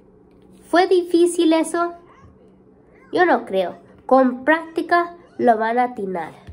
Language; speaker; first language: Spanish; early bilingual, heritage; Spanish